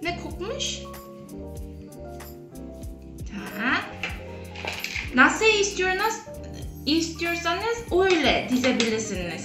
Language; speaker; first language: Turkish; non-native, fluent; Korean